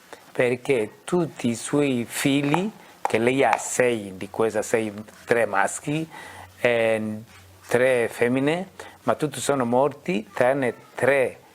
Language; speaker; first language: Italian; non-native, fluent; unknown